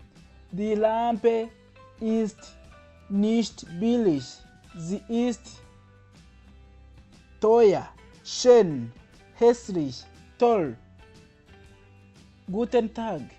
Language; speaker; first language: German; non-native, fluent; Kinyarwanda